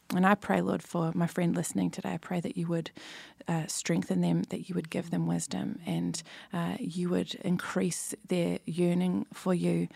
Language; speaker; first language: English; native; English